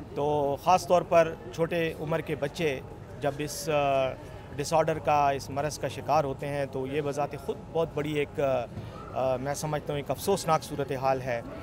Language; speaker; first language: Urdu; non-native, local second language; Pashto